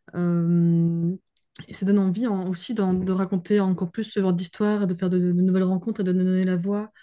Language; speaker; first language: French; native; French